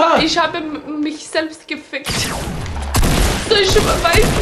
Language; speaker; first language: German; non-native, learner; English